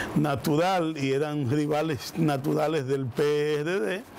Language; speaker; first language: Spanish; native; Spanish